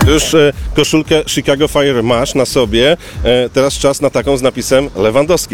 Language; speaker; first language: Polish; native; Polish